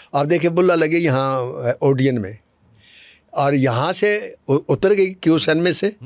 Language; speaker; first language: Urdu; non-native, local second language; Punjabi